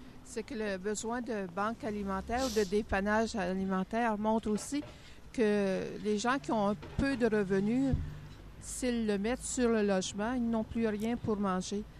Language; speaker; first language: French; native; French